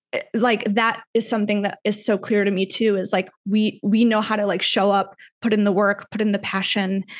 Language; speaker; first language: English; native; English